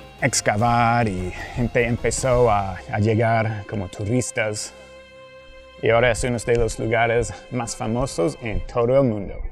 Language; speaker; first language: Spanish; non-native, fluent; English